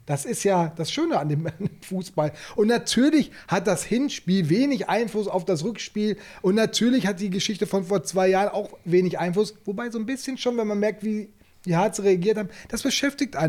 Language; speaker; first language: German; native; German